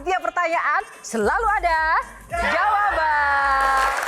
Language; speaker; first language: Indonesian; native; Indonesian